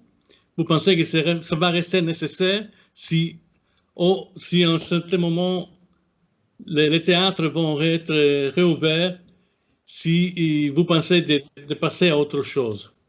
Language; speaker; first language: French; non-native, fluent; Italian